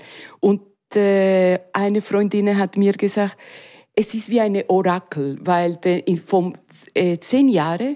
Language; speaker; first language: German; non-native, learner; Spanish